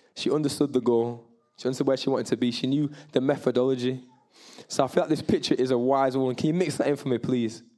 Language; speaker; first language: English; native; English